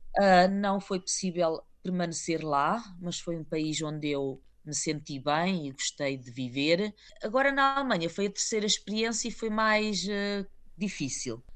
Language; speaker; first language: Portuguese; native; Portuguese